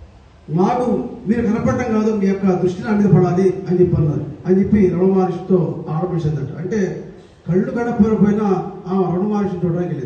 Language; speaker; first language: Telugu; native; Telugu